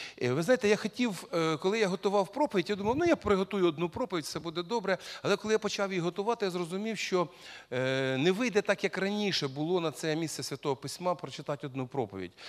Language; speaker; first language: Ukrainian; non-native, local second language; Russian